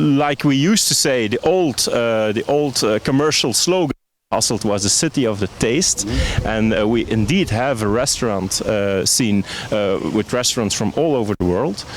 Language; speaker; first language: English; non-native, fluent; Dutch